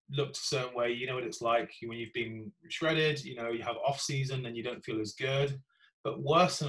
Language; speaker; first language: English; native; English